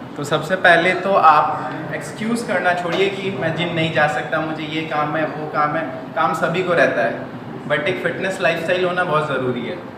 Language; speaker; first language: Hindi; native; Hindi